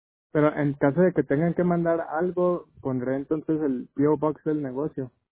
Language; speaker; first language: Spanish; native; Spanish